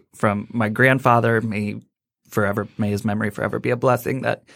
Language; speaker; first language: English; native; English